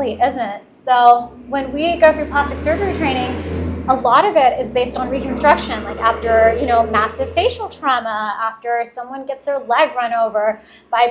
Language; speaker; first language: English; early bilingual, other home language; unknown